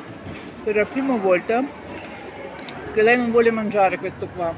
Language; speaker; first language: Italian; non-native, learner; Russian